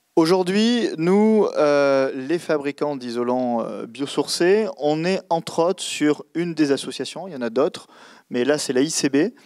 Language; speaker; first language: French; native; French